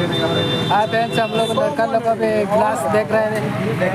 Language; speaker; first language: Hindi; non-native, local second language; Odia